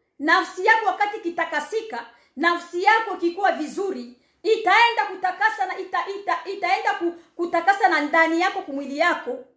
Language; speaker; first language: Swahili; native; Swahili